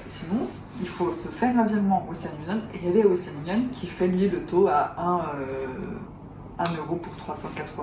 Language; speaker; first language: French; native; French